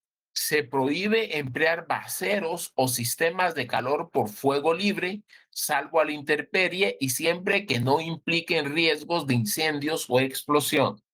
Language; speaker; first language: Spanish; native; Spanish